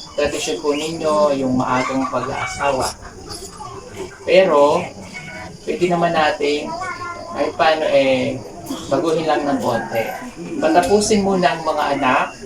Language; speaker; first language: Filipino; native; Filipino